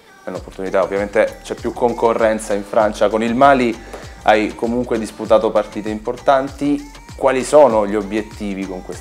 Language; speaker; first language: Italian; native; Italian